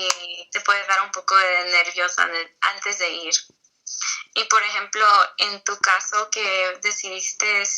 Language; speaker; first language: Spanish; early bilingual, heritage; Spanish